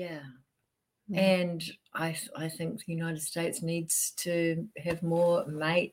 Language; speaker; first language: English; native; English